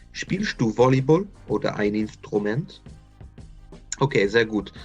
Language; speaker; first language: German; non-native, fluent; English